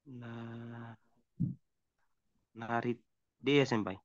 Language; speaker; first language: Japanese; non-native, learner; Indonesian